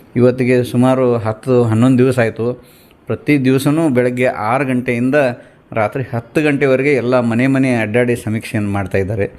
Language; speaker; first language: Kannada; native; Kannada